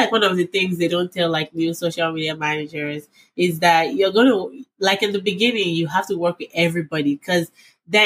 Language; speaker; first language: English; non-native, local second language; Yoruba